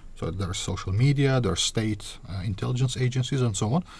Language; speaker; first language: English; non-native, fluent; Azerbaijani